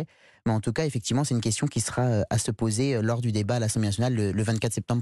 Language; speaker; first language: French; native; French